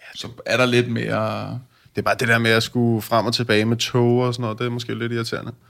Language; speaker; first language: Danish; native; Danish